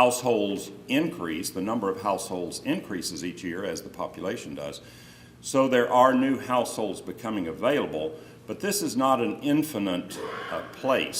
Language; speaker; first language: English; native; English